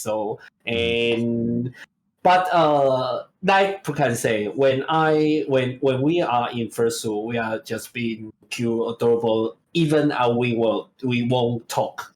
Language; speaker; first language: English; non-native, learner; Chinese